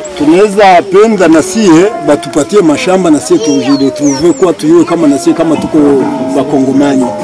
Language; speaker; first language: Swahili; non-native, local second language; Kinyarwanda